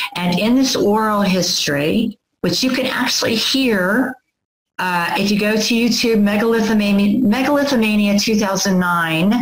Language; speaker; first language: English; native; English